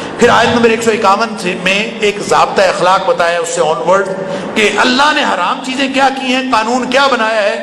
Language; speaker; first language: Urdu; non-native, local second language; Punjabi